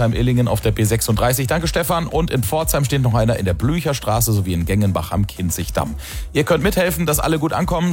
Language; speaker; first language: German; native; German